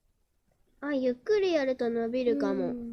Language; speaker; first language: Japanese; native; Japanese